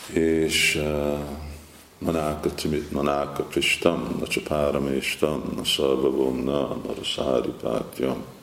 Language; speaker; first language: Hungarian; non-native, fluent; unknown